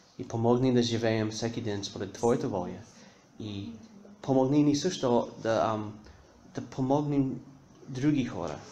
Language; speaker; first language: Bulgarian; non-native, fluent; English